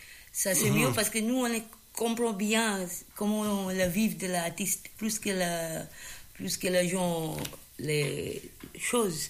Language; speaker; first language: French; non-native, learner; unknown